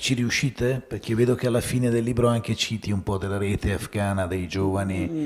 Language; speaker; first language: Italian; native; Italian